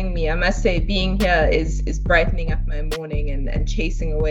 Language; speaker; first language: English; native; English